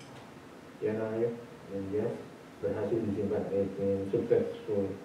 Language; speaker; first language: English; non-native, learner; Indonesian